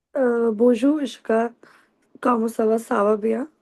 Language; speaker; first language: French; non-native, learner; Hindi